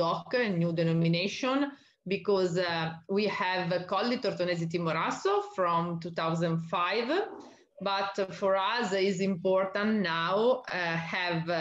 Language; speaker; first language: English; non-native, learner; Italian